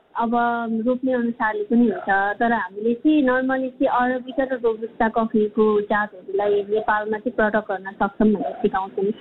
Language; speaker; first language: Nepali; non-native, local second language; Sherpa